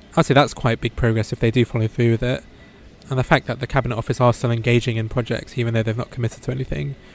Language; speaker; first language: English; native; English